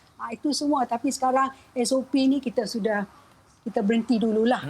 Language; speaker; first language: Malay; non-native, local second language; Chinese